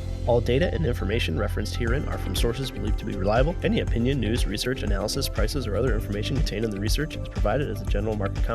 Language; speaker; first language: English; native; English